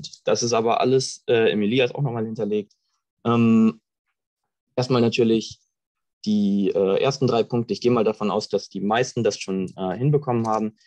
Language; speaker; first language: German; native; German